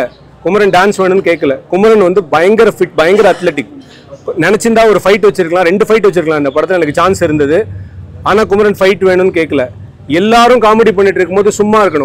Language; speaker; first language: Tamil; native; Tamil